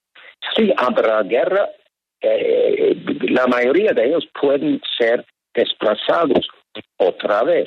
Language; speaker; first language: Spanish; non-native, fluent; Norwegian